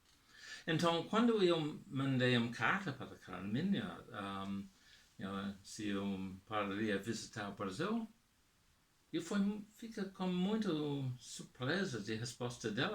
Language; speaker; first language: Portuguese; non-native, learner; English